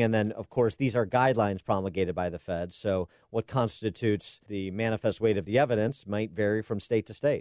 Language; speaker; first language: English; native; English